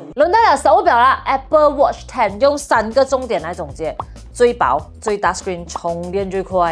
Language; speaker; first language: Chinese; non-native, local second language; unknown